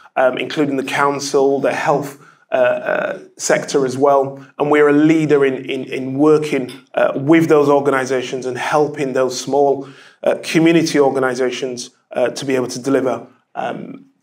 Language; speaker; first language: English; native; English